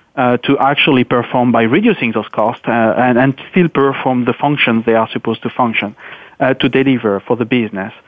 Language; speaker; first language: English; non-native, fluent; French